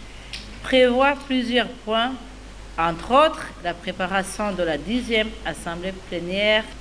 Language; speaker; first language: French; non-native, local second language; Rundi